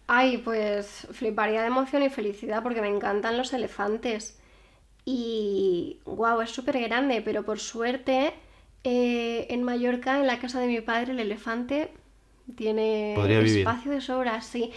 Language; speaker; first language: Spanish; native; Spanish